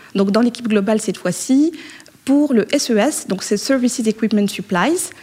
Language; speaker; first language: French; non-native, local second language; Arabic